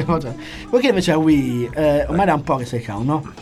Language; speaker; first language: Italian; native; Italian